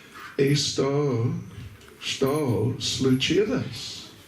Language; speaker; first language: Russian; non-native, learner; English